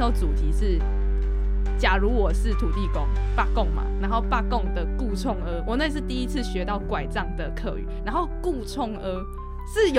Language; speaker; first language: Chinese; non-native, local second language; Min Nan Chinese